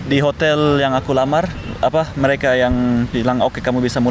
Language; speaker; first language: Indonesian; early bilingual, heritage; Indonesian